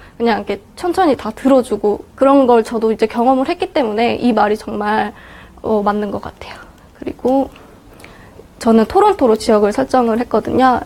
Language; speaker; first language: Korean; native; Korean